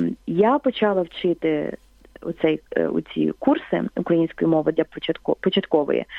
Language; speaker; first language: Ukrainian; native; Ukrainian